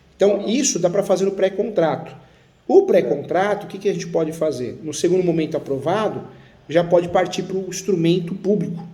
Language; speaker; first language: Portuguese; native; Portuguese